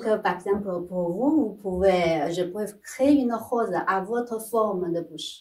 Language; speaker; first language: French; non-native, fluent; Chinese